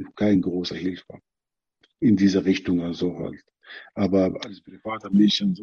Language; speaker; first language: German; non-native, learner; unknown